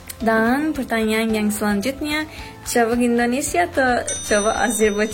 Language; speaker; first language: Indonesian; non-native, fluent; Azerbaijani